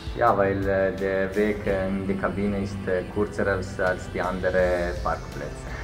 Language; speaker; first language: German; non-native, local second language; Italian